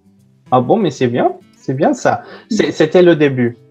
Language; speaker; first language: French; non-native, fluent; Spanish